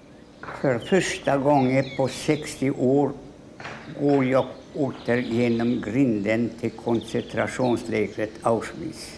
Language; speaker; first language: Swedish; non-native, fluent; Polish